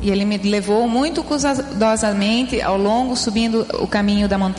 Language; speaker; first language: Portuguese; native; Portuguese